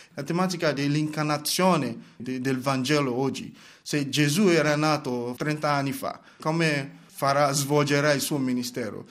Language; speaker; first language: Italian; non-native, fluent; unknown